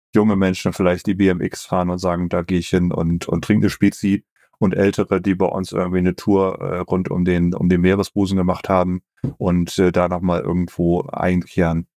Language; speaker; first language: German; native; German